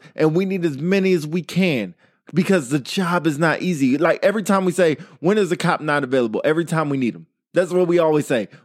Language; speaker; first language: English; native; English